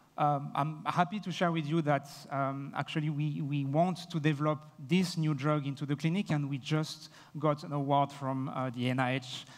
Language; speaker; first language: English; non-native, fluent; French